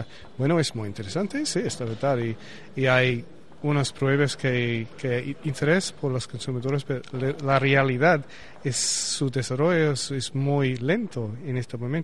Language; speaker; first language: Spanish; non-native, learner; English